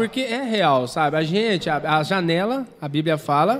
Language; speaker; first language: Portuguese; native; Portuguese